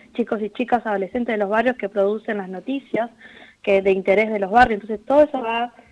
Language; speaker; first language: Spanish; native; Spanish